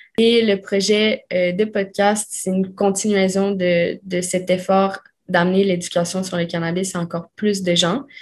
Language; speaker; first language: French; early bilingual, other home language; Spanish